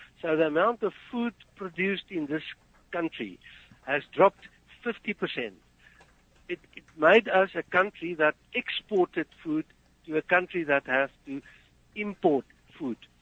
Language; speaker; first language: English; non-native, fluent; Afrikaans